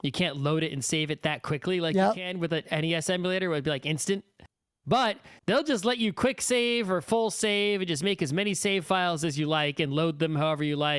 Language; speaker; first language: English; native; English